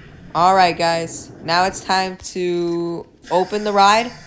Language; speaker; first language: English; native; English